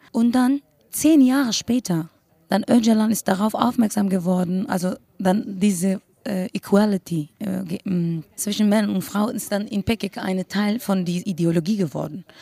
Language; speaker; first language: German; non-native, fluent; Kurdish